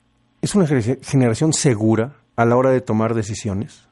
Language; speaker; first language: Spanish; native; Spanish